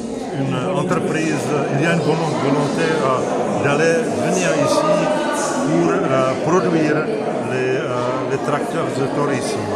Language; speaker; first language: French; non-native, fluent; Czech